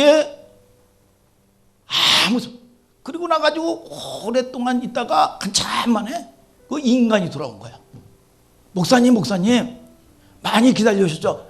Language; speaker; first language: Korean; native; Korean